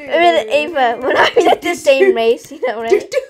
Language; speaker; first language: English; native; English